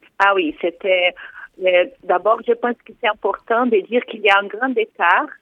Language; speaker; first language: French; non-native, fluent; Portuguese